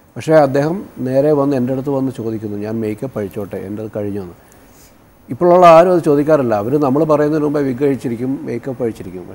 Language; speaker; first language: Malayalam; native; Malayalam